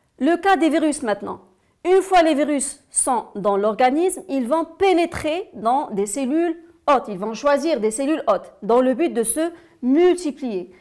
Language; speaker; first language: French; non-native, local second language; Arabic